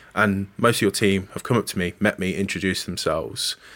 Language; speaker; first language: English; native; English